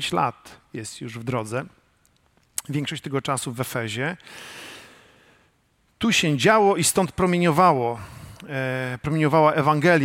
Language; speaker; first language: Polish; native; Polish